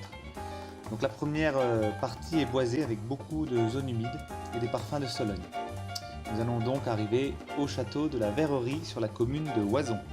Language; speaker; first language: French; native; French